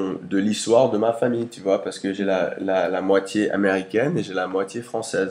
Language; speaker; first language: French; early bilingual, heritage; English